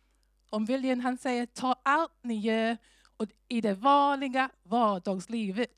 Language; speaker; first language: Swedish; non-native, fluent; English